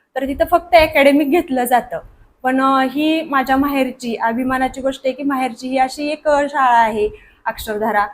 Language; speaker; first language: Marathi; native; Marathi